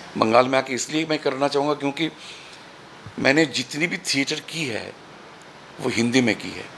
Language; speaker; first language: Hindi; non-native, local second language; Bangla